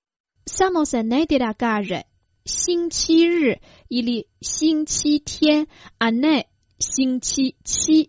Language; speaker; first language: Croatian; non-native, fluent; Chinese